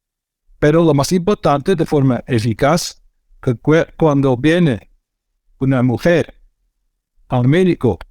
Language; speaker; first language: Spanish; non-native, fluent; Dutch